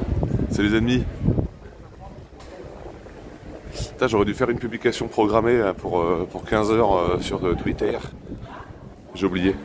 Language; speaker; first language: French; native; French